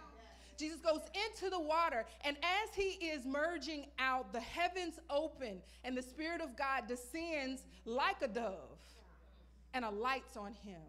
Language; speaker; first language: English; native; English